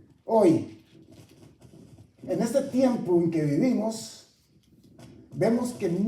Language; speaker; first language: Spanish; native; Spanish